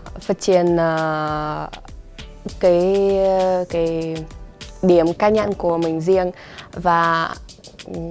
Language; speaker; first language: Vietnamese; non-native, learner; Ukrainian